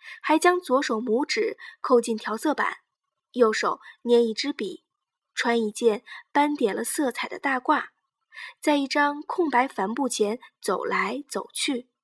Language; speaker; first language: Chinese; native; Chinese